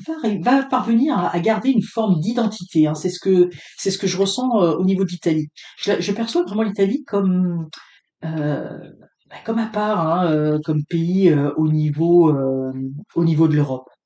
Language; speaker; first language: French; native; French